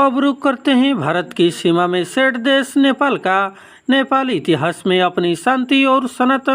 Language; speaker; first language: Hindi; non-native, local second language; Odia